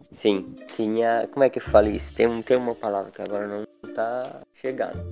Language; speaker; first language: Portuguese; non-native, learner; Italian